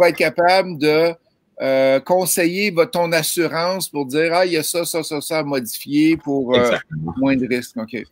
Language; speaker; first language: French; native; French